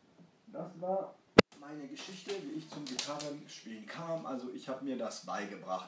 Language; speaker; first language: German; early bilingual, other home language; Kurdish